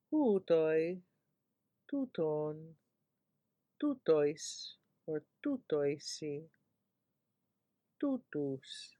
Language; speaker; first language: Greek; non-native, fluent; English